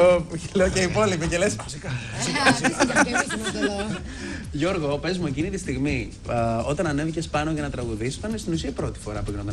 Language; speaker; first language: Greek; native; Greek